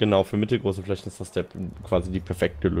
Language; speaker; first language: German; native; German